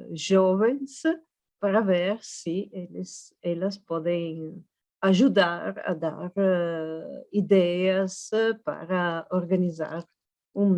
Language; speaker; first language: Portuguese; non-native, fluent; Italian